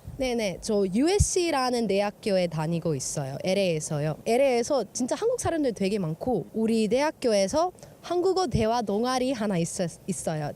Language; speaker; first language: Korean; non-native, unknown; English